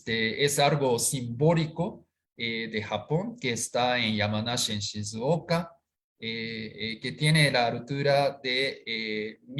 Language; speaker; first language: Spanish; non-native, fluent; Japanese